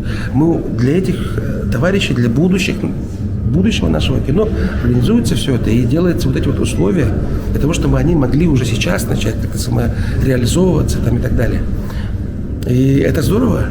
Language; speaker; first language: Russian; native; Russian